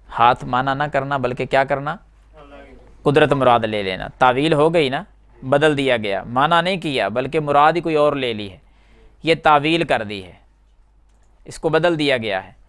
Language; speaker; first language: Urdu; native; Urdu